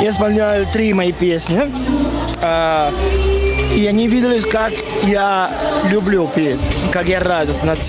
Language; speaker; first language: Russian; non-native, learner; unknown